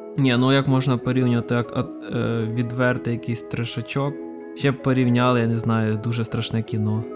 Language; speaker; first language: Ukrainian; non-native, local second language; Russian